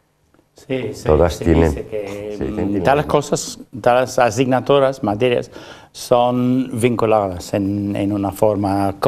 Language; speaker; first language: Spanish; non-native, fluent; English